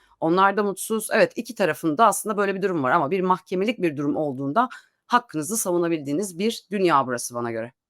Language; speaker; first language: Turkish; native; Turkish